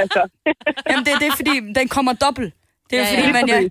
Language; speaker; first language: Danish; native; Danish